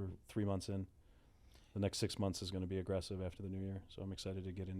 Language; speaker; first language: English; native; English